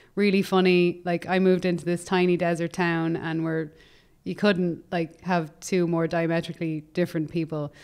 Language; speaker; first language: English; native; English